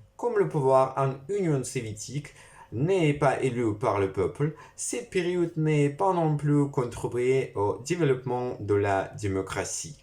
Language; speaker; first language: French; non-native, learner; Russian